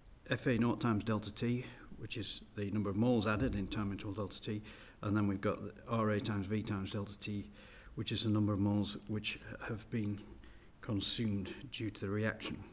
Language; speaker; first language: English; native; English